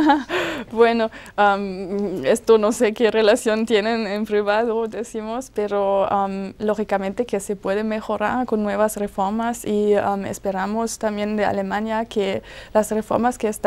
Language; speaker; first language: Spanish; non-native, fluent; German